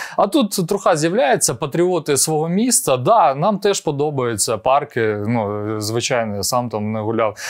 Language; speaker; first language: Ukrainian; non-native, local second language; Russian